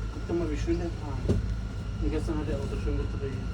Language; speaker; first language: German; native; German